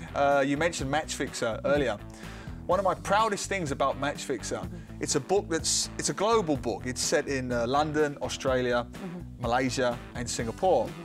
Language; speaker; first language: English; native; English